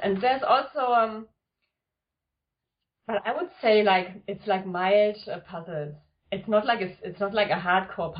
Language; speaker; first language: English; non-native, fluent; German